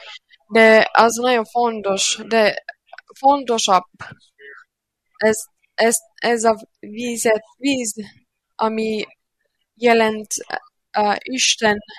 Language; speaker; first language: Hungarian; non-native, learner; Finnish